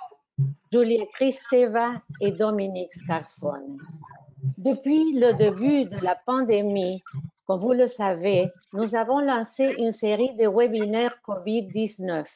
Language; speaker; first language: French; non-native, fluent; Spanish